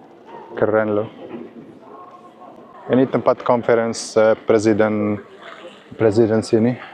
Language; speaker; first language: Indonesian; non-native, fluent; Arabic